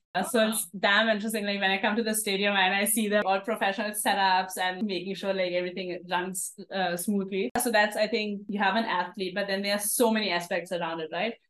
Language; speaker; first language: English; non-native, fluent; German